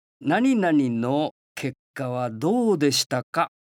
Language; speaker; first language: Japanese; native; Japanese